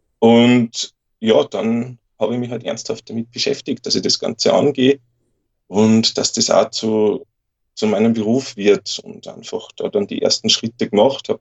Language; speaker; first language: German; native; German